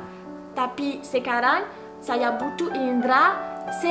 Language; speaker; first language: Indonesian; non-native, learner; English